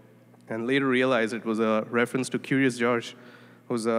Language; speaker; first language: English; non-native, local second language; Tamil